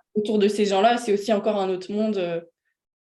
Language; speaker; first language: French; native; French